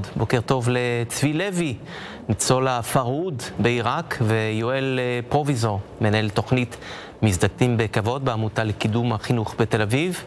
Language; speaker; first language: Hebrew; native; Hebrew